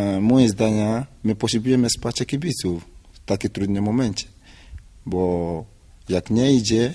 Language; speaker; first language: Polish; non-native, learner; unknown